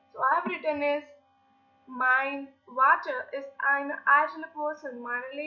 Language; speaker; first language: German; non-native, learner; English